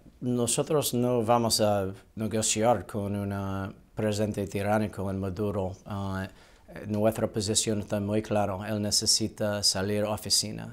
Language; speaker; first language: Spanish; non-native, learner; English